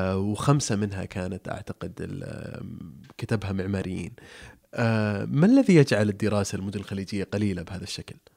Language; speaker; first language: Arabic; native; Arabic